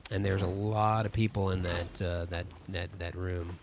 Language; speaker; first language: English; native; English